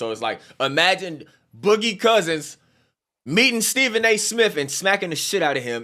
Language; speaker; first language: English; native; English